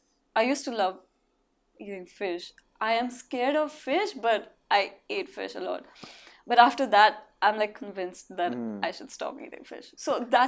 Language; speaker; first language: English; non-native, local second language; Marathi